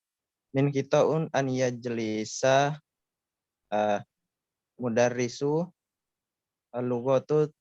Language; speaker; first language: Arabic; non-native, learner; Indonesian